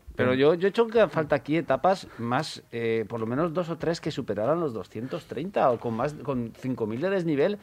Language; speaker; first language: Spanish; native; Spanish